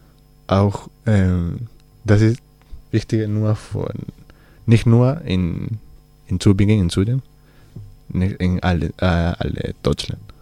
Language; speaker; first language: German; non-native, learner; Spanish